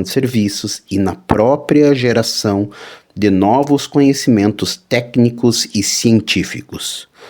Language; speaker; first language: Portuguese; native; Portuguese